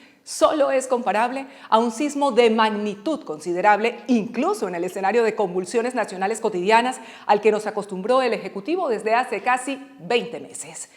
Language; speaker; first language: Spanish; native; Spanish